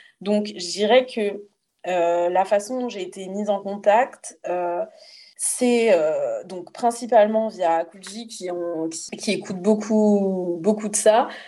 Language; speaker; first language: French; native; French